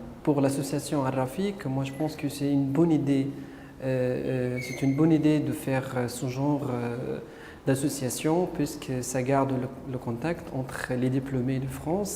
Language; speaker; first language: French; non-native, fluent; Arabic